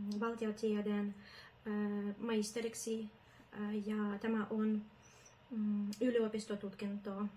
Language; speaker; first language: Finnish; non-native, learner; Ukrainian